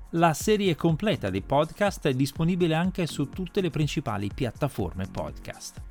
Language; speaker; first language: Italian; native; Italian